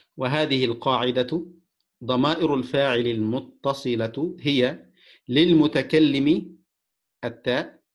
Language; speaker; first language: Arabic; non-native, fluent; Indonesian